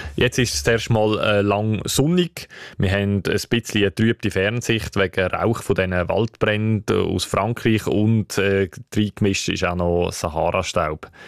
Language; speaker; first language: German; native; German